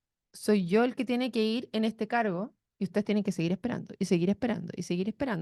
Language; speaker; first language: Spanish; native; Spanish